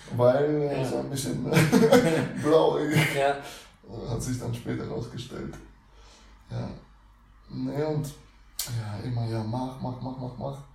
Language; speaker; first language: German; early bilingual, other home language; Russian